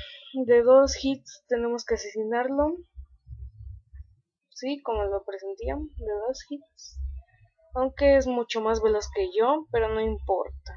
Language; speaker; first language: Spanish; native; Spanish